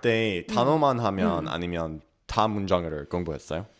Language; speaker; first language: Korean; non-native, learner; English